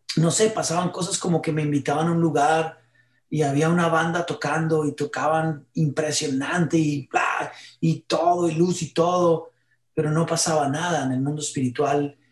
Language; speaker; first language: Spanish; early bilingual, heritage; Spanish